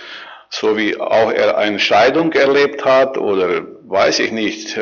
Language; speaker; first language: German; non-native, learner; Croatian